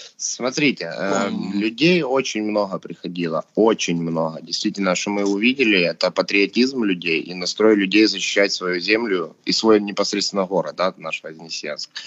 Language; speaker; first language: Russian; native; Russian